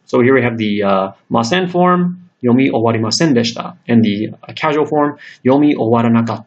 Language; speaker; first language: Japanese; non-native, fluent; English